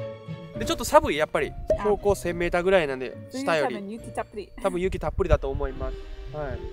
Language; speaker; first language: Japanese; native; Japanese